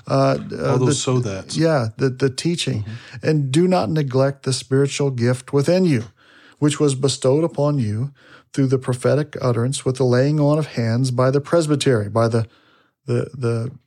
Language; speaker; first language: English; native; English